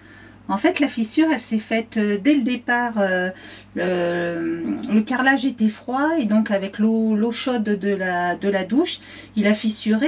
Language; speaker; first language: French; native; French